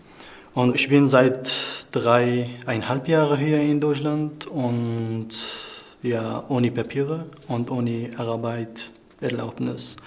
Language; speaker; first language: German; non-native, learner; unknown